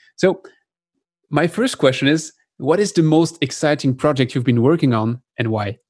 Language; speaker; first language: English; non-native, fluent; French